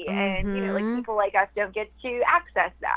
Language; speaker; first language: English; native; English